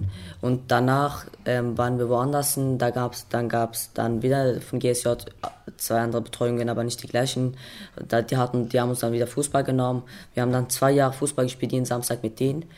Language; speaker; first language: German; non-native, learner; Persian